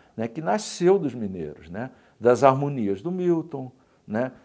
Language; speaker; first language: Portuguese; native; Portuguese